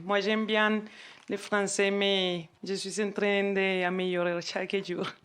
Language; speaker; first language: French; non-native, fluent; Spanish